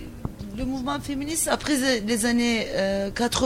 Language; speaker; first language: French; non-native, fluent; Turkish